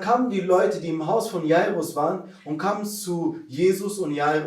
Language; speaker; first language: German; non-native, fluent; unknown